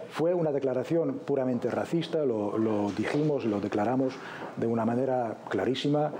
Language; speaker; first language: Spanish; non-native, fluent; Polish